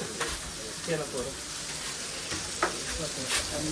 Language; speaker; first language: Danish; non-native, fluent; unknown